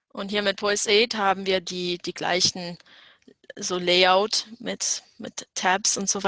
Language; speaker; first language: German; non-native, fluent; English